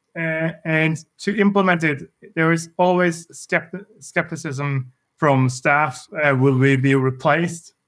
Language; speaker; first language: English; non-native, fluent; Norwegian